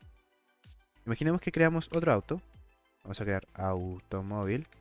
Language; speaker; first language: Spanish; native; Spanish